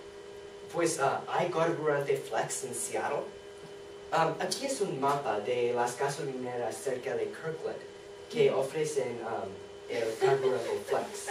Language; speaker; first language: Spanish; non-native, learner; English